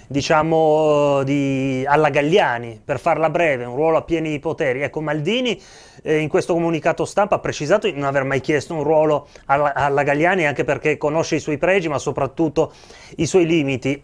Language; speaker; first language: Italian; native; Italian